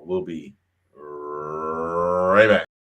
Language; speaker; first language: English; native; English